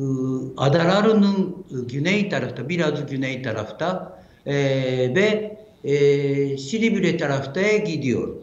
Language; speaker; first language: Turkish; non-native, fluent; Japanese